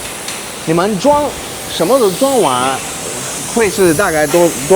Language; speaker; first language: Chinese; non-native, learner; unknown